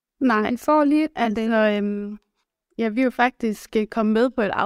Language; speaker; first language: Danish; native; Danish